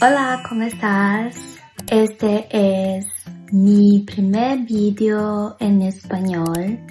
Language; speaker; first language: Spanish; non-native, learner; Portuguese